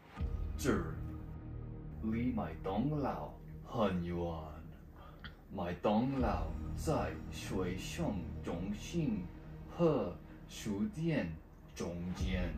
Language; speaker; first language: Chinese; non-native, learner; English